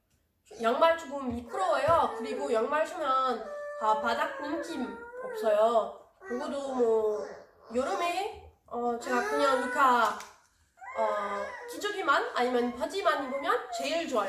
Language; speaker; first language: Korean; non-native, learner; French